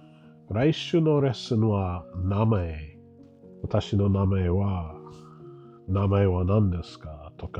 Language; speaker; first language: Japanese; non-native, learner; English